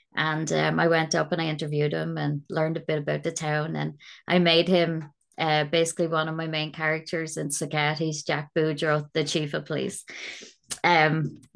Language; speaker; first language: English; native; English